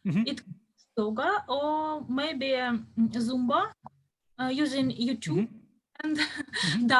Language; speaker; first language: English; non-native, fluent; Russian